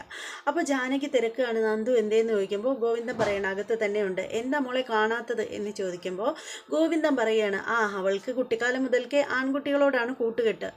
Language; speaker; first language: Malayalam; native; Malayalam